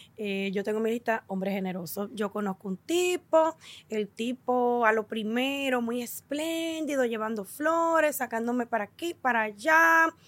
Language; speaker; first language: Spanish; early bilingual, heritage; Spanish